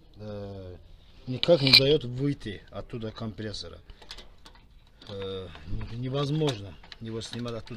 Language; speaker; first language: Russian; non-native, fluent; Azerbaijani